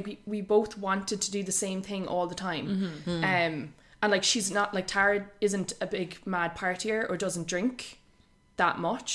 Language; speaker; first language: English; native; English